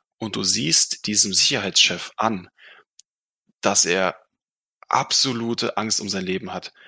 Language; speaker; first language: German; non-native, fluent; Russian